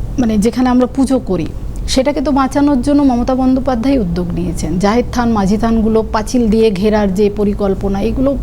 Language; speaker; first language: Bangla; non-native, local second language; Santali